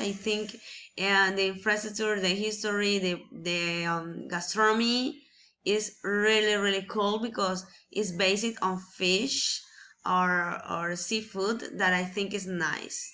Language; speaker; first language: English; non-native, learner; Spanish